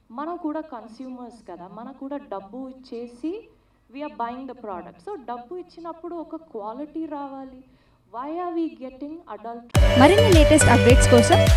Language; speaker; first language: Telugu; non-native, learner; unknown